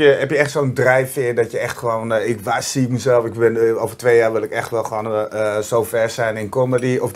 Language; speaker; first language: Dutch; native; Dutch